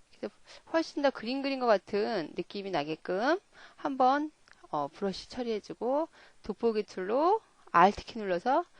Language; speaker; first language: Korean; native; Korean